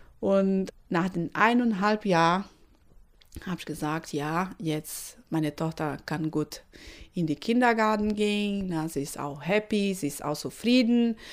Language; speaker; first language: German; non-native, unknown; Portuguese